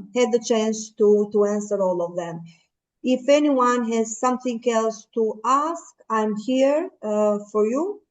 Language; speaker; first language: English; non-native, fluent; Albanian